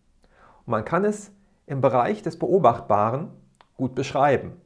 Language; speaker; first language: German; native; German